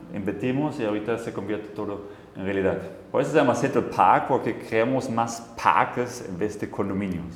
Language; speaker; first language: Spanish; non-native, fluent; German